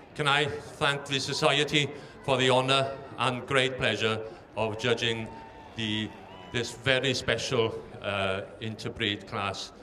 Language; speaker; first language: English; non-native, local second language; Welsh